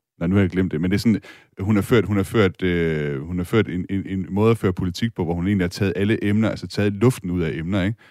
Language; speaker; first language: Danish; native; Danish